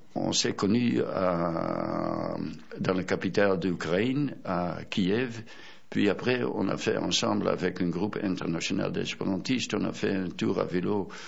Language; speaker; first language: French; non-native, fluent; Dutch